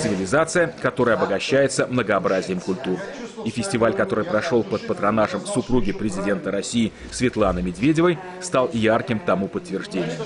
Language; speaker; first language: Russian; native; Russian